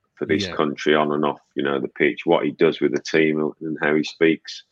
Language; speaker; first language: English; native; English